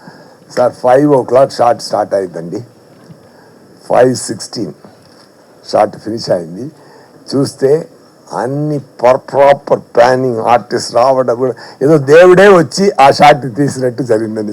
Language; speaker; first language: Telugu; non-native, fluent; Tamil